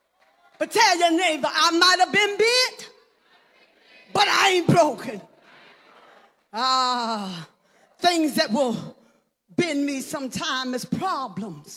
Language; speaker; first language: English; native; English